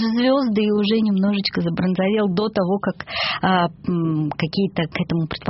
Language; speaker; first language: Russian; native; Russian